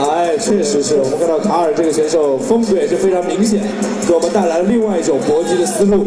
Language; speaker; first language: Chinese; native; Chinese